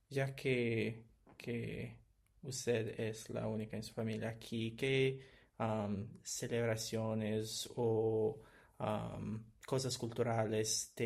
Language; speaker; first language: Spanish; non-native, learner; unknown